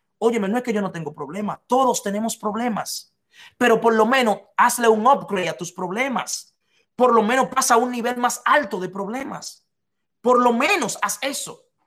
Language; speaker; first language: Spanish; native; Spanish